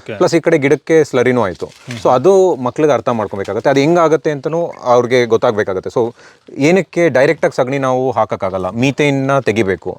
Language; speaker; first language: Kannada; native; Kannada